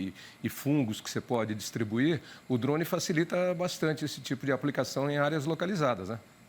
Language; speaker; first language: Portuguese; native; Portuguese